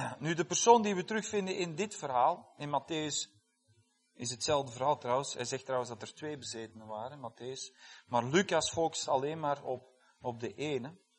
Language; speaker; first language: Dutch; non-native, fluent; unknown